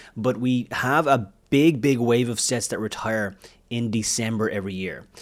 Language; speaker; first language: English; native; English